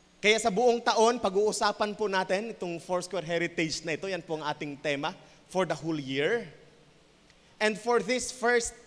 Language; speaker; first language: Filipino; non-native, local second language; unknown